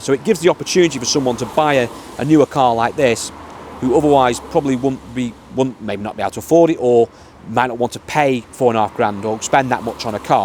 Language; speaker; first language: English; native; English